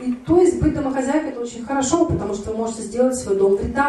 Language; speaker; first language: Russian; native; Russian